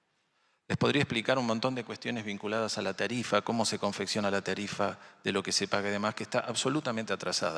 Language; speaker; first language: Spanish; native; Spanish